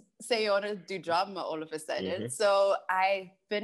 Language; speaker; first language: English; non-native, local second language; Shona